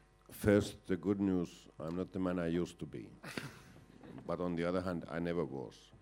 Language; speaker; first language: English; non-native, fluent; Finnish